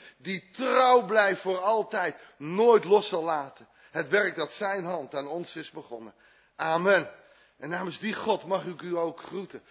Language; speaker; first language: Dutch; native; Dutch